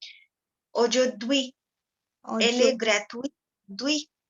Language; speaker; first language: French; non-native, fluent; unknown